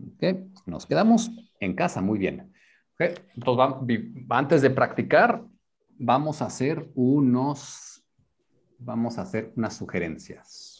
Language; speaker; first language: Spanish; native; Spanish